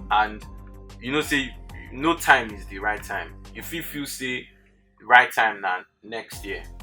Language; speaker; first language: Nigerian Pidgin; non-native, local second language; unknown